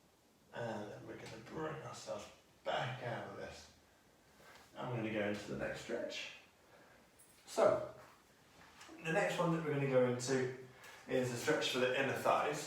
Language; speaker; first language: English; native; English